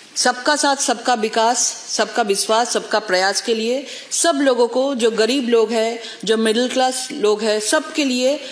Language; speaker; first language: Hindi; native; Hindi